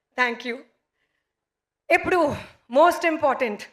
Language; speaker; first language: Telugu; non-native, learner; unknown